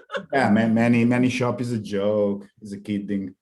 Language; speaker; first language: English; non-native, learner; Italian